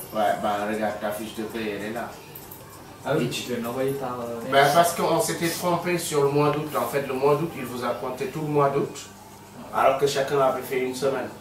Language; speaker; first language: French; non-native, local second language; Wolof